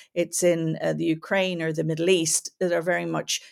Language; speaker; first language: English; native; English